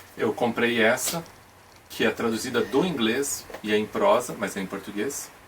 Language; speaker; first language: Portuguese; native; Portuguese